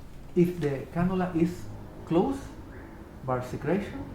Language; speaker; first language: English; non-native, learner; Spanish